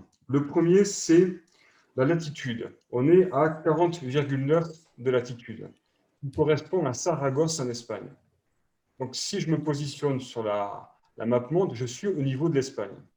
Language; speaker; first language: French; native; French